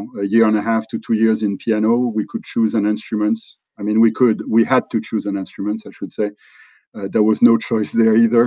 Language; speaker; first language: English; non-native, fluent; French